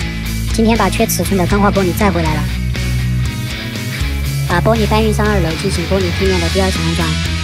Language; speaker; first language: Chinese; native; Chinese